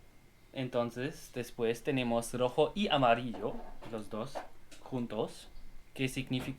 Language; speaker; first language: Spanish; non-native, learner; German